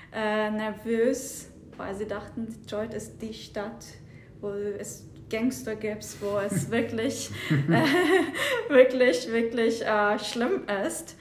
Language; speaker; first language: German; non-native, fluent; Turkish